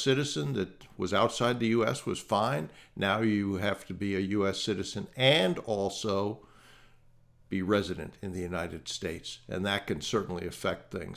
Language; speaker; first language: English; native; English